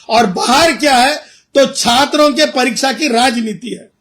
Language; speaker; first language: Hindi; non-native, local second language; Marathi